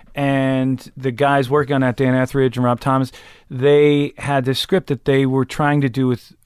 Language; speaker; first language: English; native; English